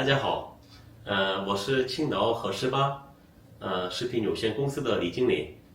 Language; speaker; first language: Chinese; non-native, fluent; Korean